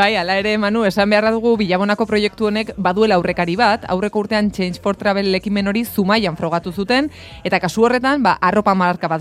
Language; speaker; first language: Basque; native; Basque